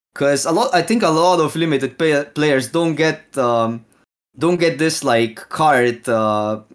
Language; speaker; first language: English; non-native, fluent; Slovenian